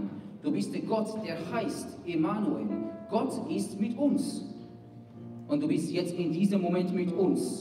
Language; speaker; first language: German; non-native, fluent; Persian